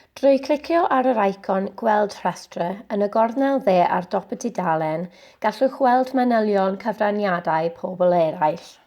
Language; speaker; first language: Welsh; non-native, local second language; English